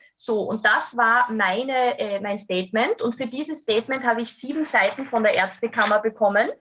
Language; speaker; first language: German; native; German